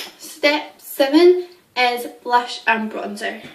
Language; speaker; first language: English; native; English